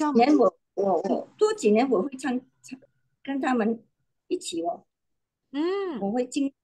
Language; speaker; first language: Chinese; non-native, learner; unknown